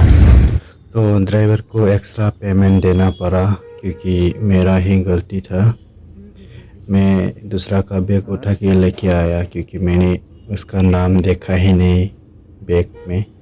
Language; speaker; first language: Hindi; non-native, local second language; Kok Borok